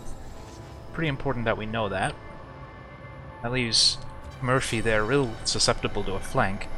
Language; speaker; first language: English; native; English